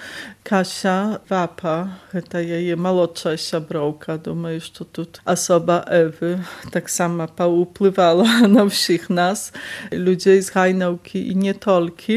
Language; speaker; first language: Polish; non-native, local second language; Belarusian